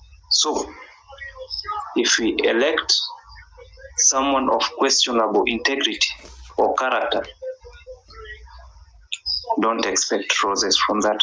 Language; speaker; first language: English; non-native, local second language; Swahili